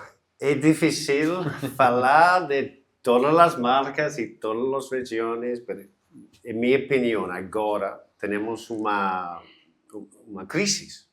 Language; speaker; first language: Portuguese; non-native, learner; English